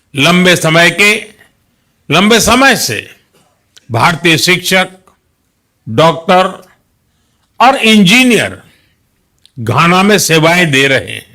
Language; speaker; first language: Hindi; non-native, local second language; Gujarati